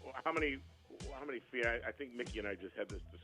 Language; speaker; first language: English; native; English